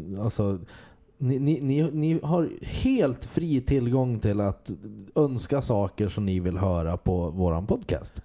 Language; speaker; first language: Swedish; native; Swedish